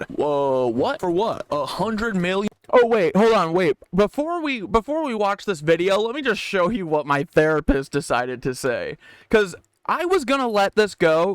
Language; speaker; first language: English; native; English